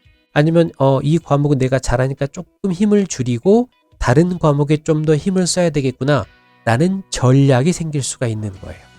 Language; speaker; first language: Korean; native; Korean